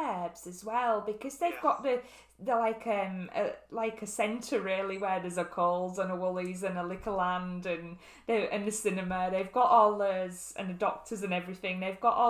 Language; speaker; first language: English; native; English